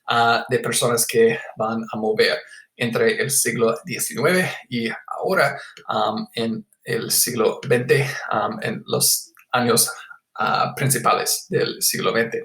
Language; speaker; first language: Spanish; non-native, fluent; English